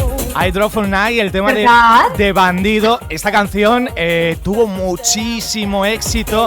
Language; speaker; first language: Spanish; native; Spanish